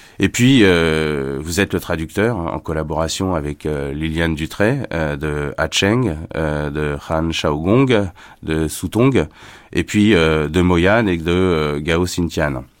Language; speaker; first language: French; native; French